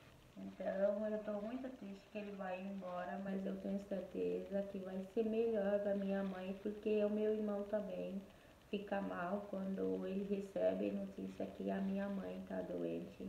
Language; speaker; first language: Portuguese; non-native, fluent; Haitian Creole